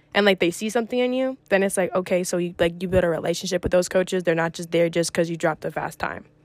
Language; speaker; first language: English; early bilingual, other home language; Greek